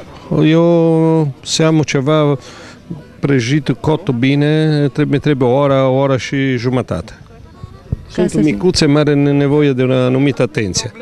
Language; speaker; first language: Romanian; non-native, learner; Italian